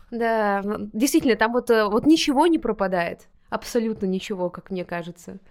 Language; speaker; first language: Russian; native; Russian